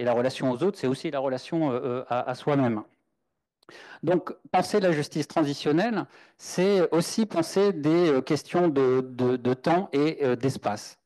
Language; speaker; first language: French; native; French